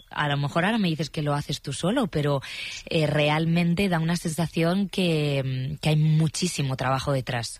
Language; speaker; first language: Spanish; native; Spanish